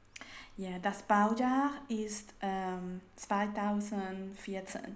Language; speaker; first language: German; non-native, learner; Spanish